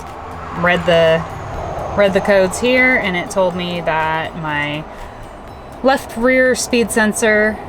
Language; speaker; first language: English; native; English